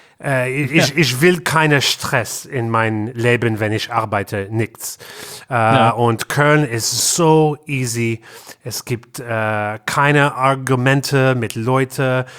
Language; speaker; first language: German; non-native, learner; English